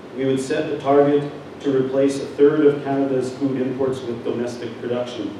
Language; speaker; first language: English; native; English